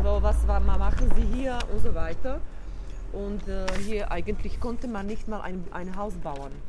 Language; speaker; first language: German; non-native, fluent; Slovak